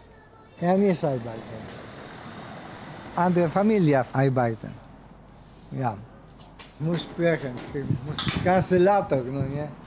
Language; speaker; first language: German; non-native, learner; Polish